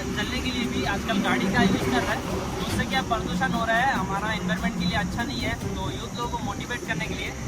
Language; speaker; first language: Hindi; non-native, local second language; Assamese